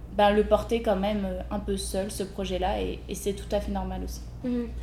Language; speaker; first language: French; native; French